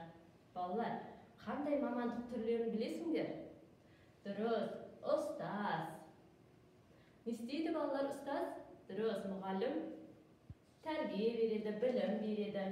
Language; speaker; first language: Kazakh; native; Kazakh